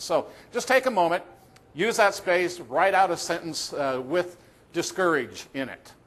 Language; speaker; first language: English; native; English